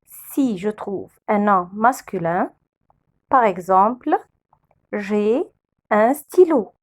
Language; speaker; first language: French; non-native, fluent; Arabic